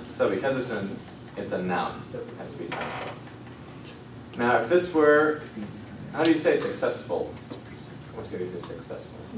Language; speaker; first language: English; native; English